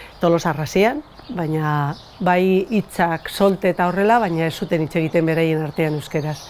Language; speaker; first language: Basque; non-native, local second language; Spanish